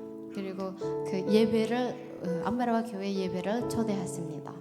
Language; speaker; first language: Korean; non-native, learner; Indonesian